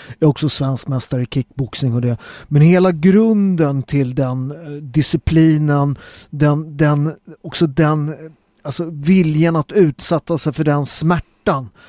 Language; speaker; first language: Swedish; native; Swedish